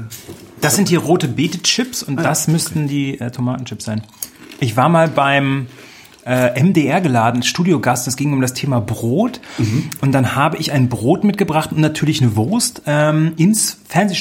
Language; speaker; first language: German; native; German